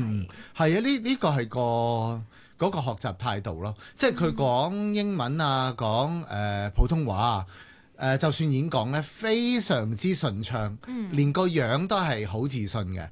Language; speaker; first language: Cantonese; native; Cantonese